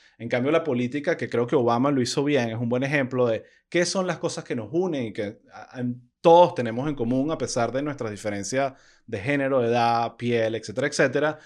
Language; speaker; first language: Spanish; native; Spanish